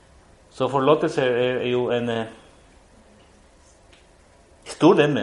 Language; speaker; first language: Swedish; non-native, fluent; Spanish